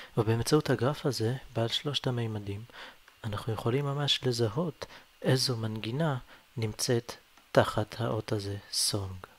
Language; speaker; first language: Hebrew; native; Hebrew